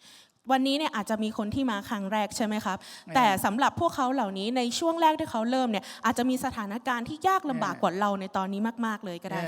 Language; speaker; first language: Thai; native; Thai